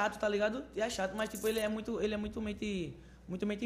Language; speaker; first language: Portuguese; native; Portuguese